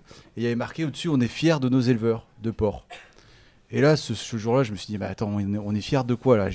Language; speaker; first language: French; native; French